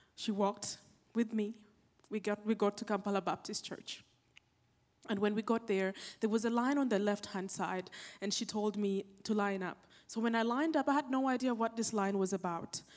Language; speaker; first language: English; non-native, local second language; Acoli